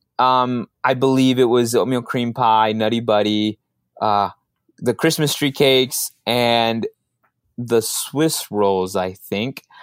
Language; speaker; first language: English; early bilingual, other home language; Spanish